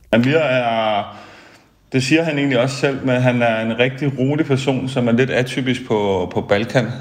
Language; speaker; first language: Danish; early bilingual, other home language; Bosnian